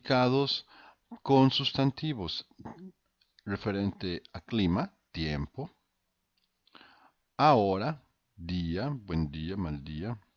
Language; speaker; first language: Spanish; non-native, fluent; Portuguese